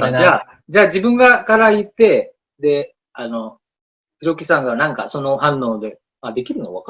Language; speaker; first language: Japanese; non-native, learner; Indonesian